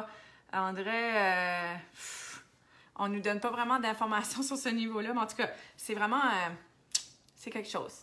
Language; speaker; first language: French; native; French